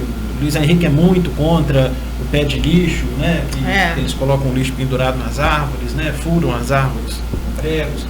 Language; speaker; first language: Portuguese; native; Portuguese